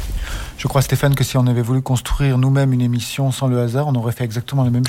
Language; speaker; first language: French; native; French